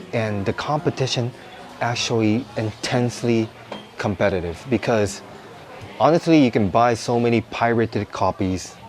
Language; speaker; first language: English; non-native, fluent; Japanese